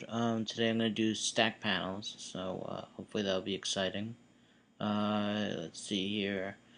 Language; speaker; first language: English; native; English